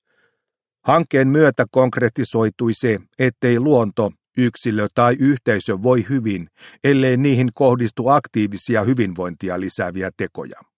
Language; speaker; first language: Finnish; native; Finnish